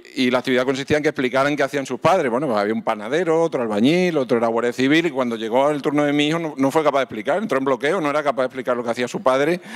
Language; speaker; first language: Spanish; native; Spanish